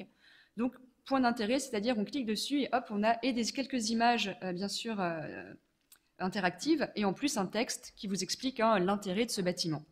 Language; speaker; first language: French; native; French